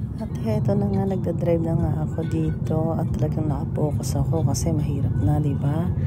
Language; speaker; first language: Filipino; native; Filipino